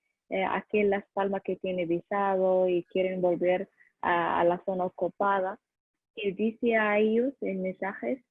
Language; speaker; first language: Spanish; non-native, learner; Arabic